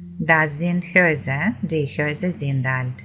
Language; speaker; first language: German; non-native, fluent; Ukrainian